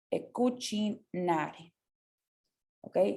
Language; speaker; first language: Italian; non-native, fluent; Spanish